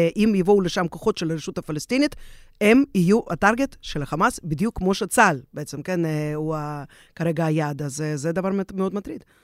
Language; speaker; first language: Hebrew; non-native, fluent; Russian